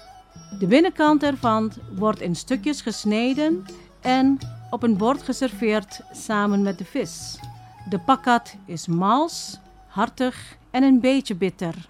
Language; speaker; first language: Dutch; non-native, fluent; Indonesian